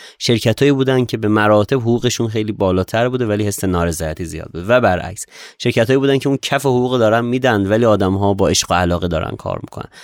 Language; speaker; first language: Persian; native; Persian